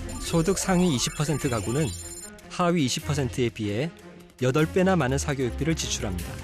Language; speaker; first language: Korean; native; Korean